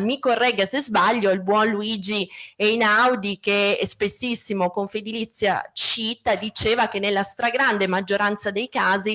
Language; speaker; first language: Italian; native; Italian